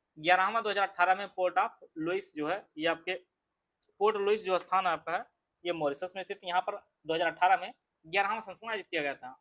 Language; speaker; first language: Hindi; native; Hindi